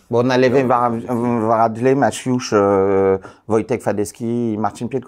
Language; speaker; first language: Polish; non-native, learner; French